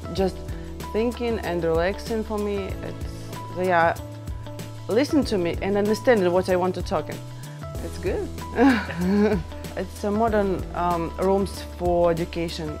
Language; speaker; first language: English; non-native, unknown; Russian